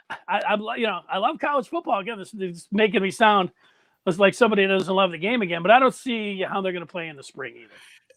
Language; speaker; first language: English; native; English